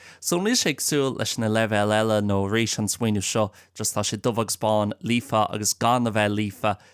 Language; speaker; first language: Irish; non-native, local second language; English